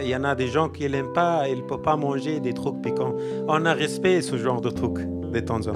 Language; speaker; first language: French; non-native, learner; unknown